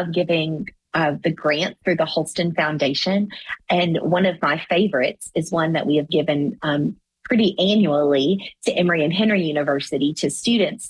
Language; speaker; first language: English; native; English